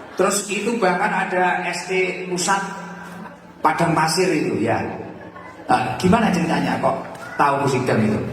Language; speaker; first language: Indonesian; non-native, local second language; Javanese